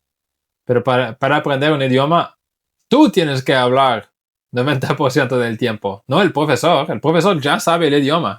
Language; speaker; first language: Spanish; non-native, fluent; English